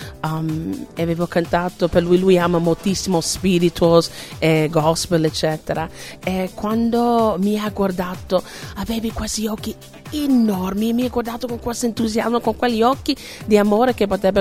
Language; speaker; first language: Italian; non-native, fluent; English